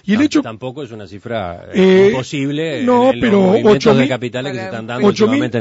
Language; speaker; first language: Spanish; native; Spanish